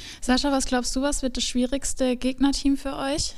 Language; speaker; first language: German; native; German